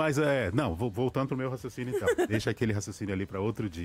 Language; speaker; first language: Portuguese; native; Portuguese